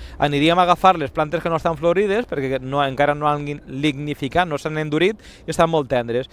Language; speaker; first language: Catalan; native; Catalan